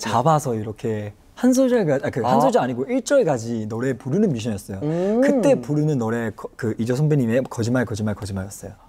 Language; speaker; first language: Korean; non-native, fluent; Chinese